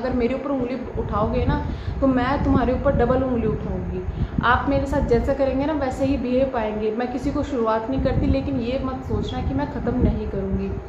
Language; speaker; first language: Hindi; native; Hindi